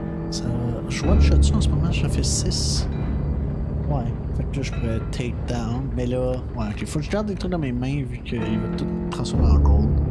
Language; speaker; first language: French; native; French